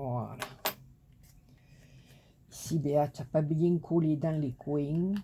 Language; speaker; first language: French; native; French